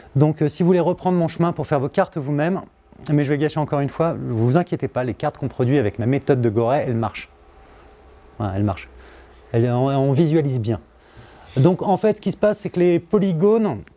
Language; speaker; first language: French; native; French